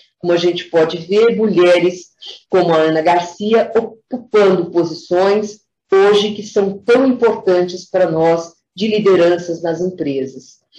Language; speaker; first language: Portuguese; native; Portuguese